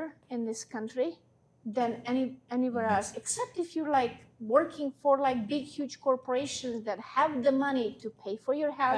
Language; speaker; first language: English; non-native, fluent; Hungarian